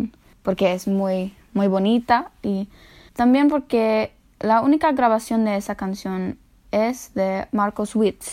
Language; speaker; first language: Spanish; non-native, fluent; English